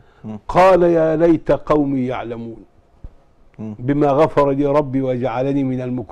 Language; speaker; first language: Arabic; native; Arabic